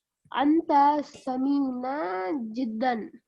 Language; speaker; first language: Arabic; non-native, learner; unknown